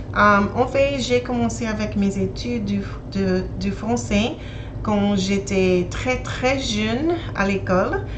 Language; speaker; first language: French; non-native, learner; English